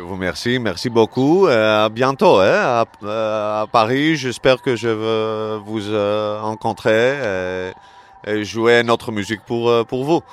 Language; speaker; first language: French; non-native, learner; Greek